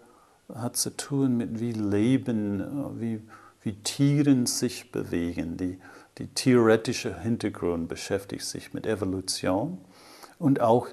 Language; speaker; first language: German; non-native, fluent; English